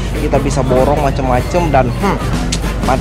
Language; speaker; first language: Indonesian; native; Indonesian